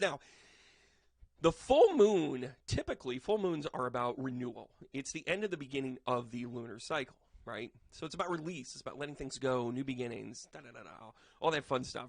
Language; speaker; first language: English; native; English